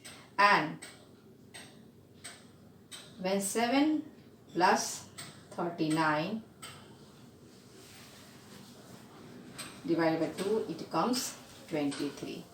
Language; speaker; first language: English; non-native, local second language; Hindi